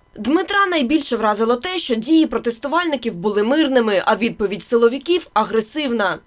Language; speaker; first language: Ukrainian; native; Ukrainian